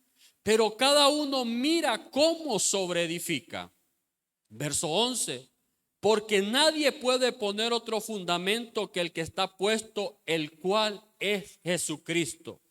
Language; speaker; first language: Spanish; native; Spanish